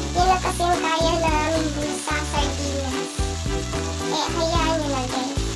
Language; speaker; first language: Filipino; non-native, local second language; Cebuano